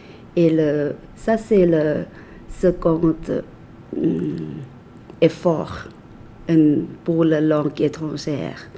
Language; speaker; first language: French; non-native, fluent; Thai